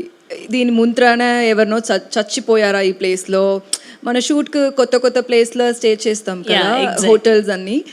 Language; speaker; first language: Telugu; non-native, learner; Tamil